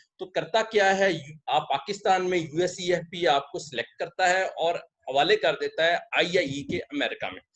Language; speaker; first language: Urdu; non-native, local second language; Punjabi